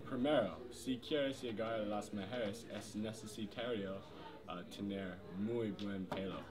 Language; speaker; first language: Spanish; non-native, learner; English